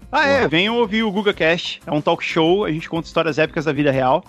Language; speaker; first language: Portuguese; native; Portuguese